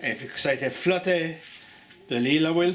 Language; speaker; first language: French; native; French